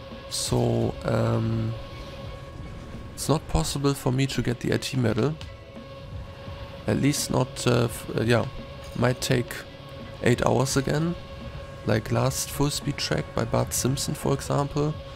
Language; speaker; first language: English; non-native, fluent; German